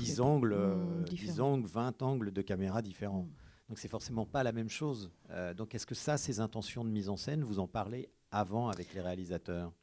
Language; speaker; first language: French; native; French